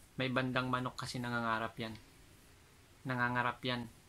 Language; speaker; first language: Filipino; non-native, local second language; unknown